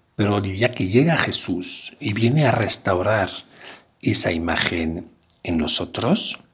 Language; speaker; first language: Spanish; non-native, fluent; French